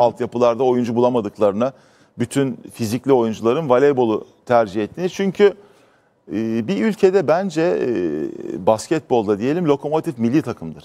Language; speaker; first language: Turkish; native; Turkish